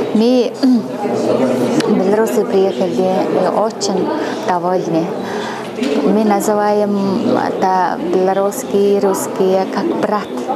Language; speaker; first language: Russian; non-native, learner; Mongolian